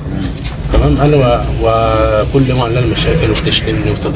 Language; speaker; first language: Arabic; native; Arabic